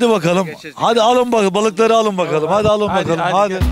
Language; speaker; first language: Turkish; native; Turkish